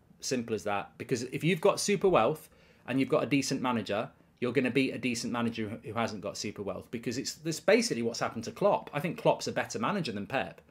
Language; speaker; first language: English; native; English